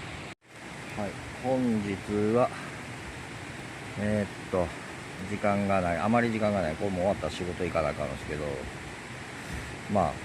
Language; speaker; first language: Japanese; native; Japanese